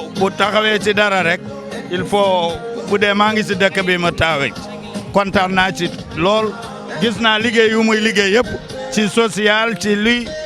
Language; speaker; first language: Wolof; non-native, local second language; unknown